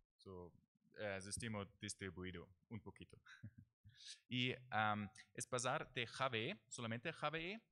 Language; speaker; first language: Spanish; non-native, learner; German